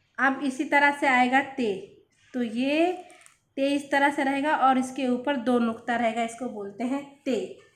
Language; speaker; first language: Hindi; native; Hindi